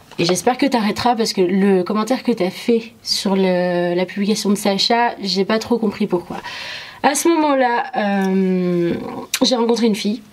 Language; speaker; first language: French; early bilingual, other home language; Arabic